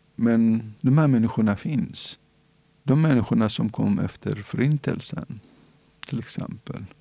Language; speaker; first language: Swedish; non-native, fluent; Central Kurdish